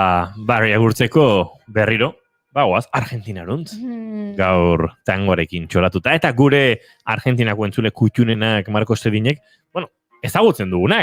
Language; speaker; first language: Basque; native; Basque